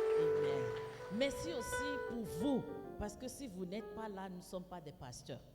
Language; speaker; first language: French; non-native, fluent; Yoruba